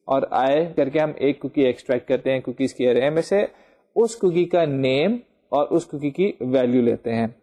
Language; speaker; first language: Urdu; native; Urdu